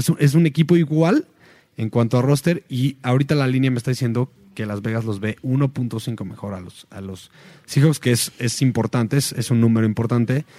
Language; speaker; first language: Spanish; native; Spanish